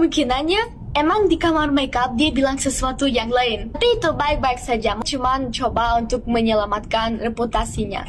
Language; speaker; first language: Indonesian; non-native, fluent; German